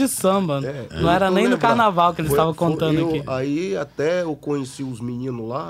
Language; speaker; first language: Portuguese; native; Portuguese